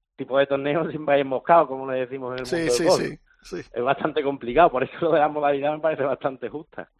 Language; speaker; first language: Spanish; native; Spanish